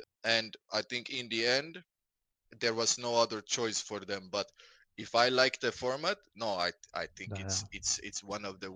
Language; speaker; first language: English; non-native, fluent; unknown